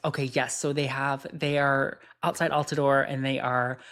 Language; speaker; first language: English; native; English